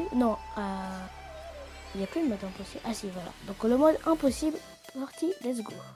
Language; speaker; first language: French; native; French